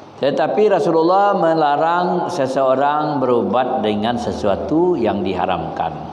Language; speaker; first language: Malay; non-native, local second language; Minangkabau